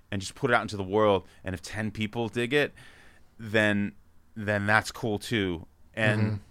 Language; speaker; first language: English; native; English